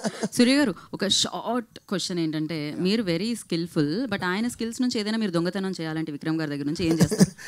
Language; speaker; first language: Telugu; native; Telugu